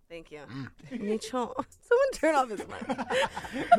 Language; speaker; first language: English; native; English